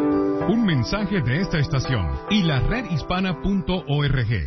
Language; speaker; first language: Spanish; native; Spanish